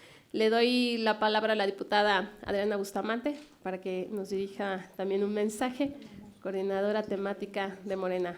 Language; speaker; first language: Spanish; native; Spanish